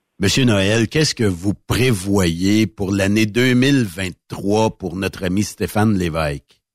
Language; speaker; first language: French; native; French